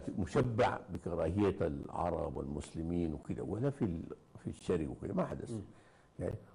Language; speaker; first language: Arabic; native; Arabic